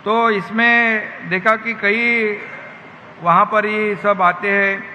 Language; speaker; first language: Hindi; non-native, local second language; Marathi